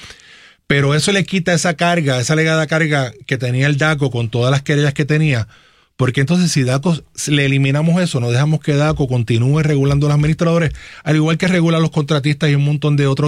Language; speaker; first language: Spanish; native; Spanish